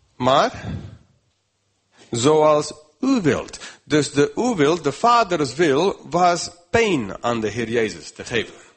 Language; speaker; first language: Dutch; non-native, fluent; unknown